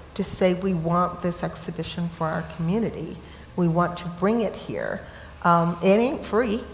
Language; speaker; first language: English; native; English